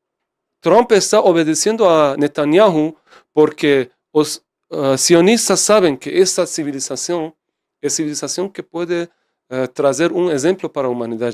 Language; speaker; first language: Portuguese; non-native, fluent; Persian